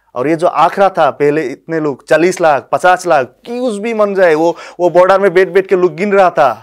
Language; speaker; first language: Hindi; non-native, local second language; Bangla